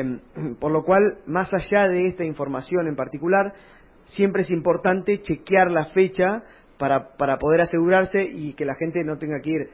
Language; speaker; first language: Spanish; native; Spanish